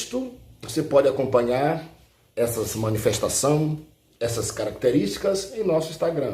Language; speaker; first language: Portuguese; native; Portuguese